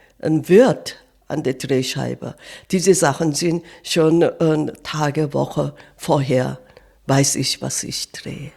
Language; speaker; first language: German; non-native, fluent; Korean